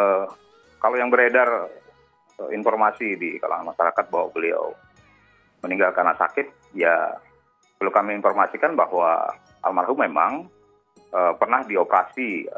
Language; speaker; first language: Indonesian; native; Indonesian